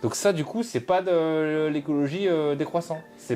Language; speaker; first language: French; native; French